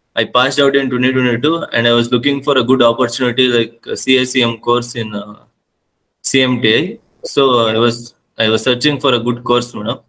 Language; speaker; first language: English; non-native, local second language; Kannada